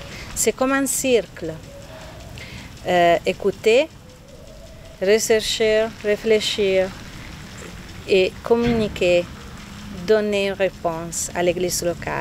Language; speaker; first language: French; non-native, fluent; Italian